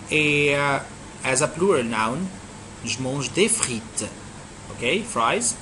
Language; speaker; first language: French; non-native, fluent; Arabic